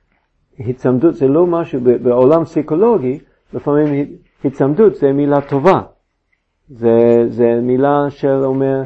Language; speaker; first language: Hebrew; non-native, fluent; English